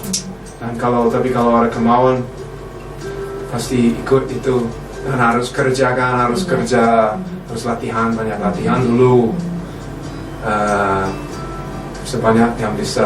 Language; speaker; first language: Indonesian; non-native, fluent; English